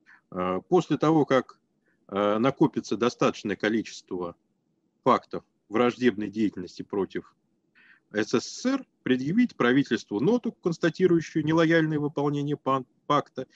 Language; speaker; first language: Russian; native; Russian